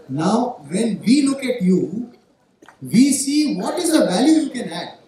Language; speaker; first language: English; non-native, local second language; Marathi